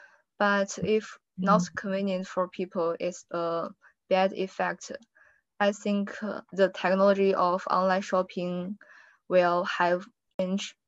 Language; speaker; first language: English; non-native, learner; Chinese